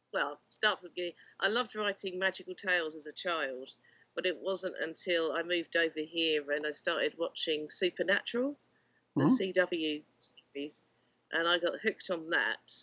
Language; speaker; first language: English; native; English